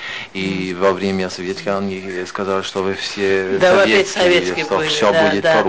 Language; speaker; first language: Russian; non-native, fluent; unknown